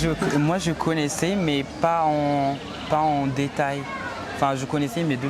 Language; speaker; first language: French; non-native, local second language; Arabic